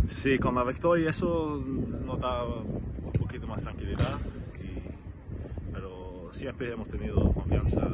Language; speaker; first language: Spanish; non-native, learner; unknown